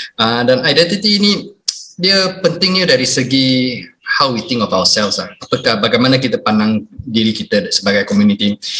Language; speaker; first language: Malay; non-native, local second language; English